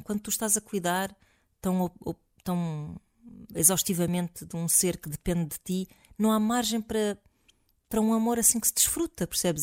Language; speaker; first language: Portuguese; native; Portuguese